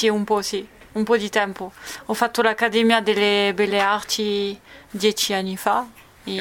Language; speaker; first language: Italian; non-native, learner; French